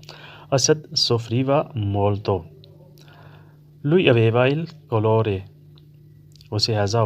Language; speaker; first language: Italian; non-native, fluent; Urdu